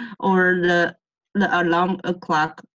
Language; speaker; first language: English; non-native, learner; Chinese